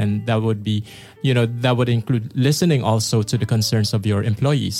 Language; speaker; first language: English; non-native, local second language; Filipino